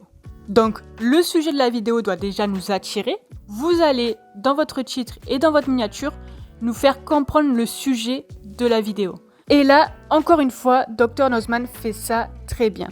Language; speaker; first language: French; native; French